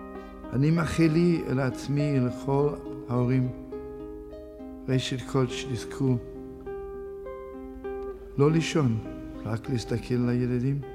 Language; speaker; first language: Hebrew; non-native, fluent; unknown